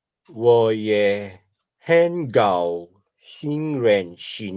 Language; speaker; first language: Chinese; non-native, learner; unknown